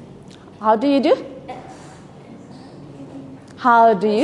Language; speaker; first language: English; non-native, fluent; Indonesian